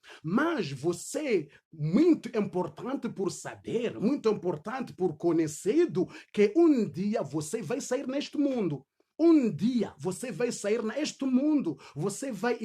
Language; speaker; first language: Portuguese; non-native, learner; Swahili